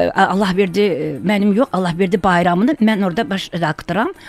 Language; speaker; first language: Azerbaijani; non-native, local second language; Talysh